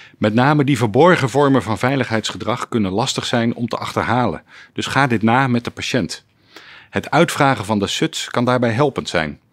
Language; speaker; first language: Dutch; native; Dutch